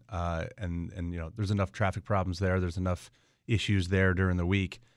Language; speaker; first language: English; native; English